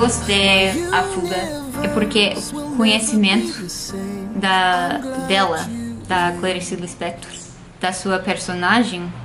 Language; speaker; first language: Portuguese; non-native, fluent; English